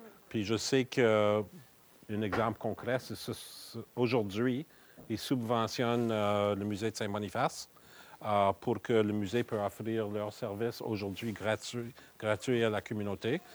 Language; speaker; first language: French; native; French